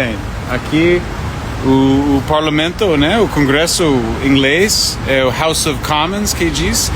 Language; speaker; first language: Portuguese; non-native, fluent; English